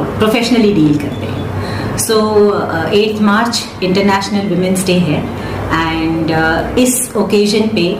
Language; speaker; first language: Hindi; native; Hindi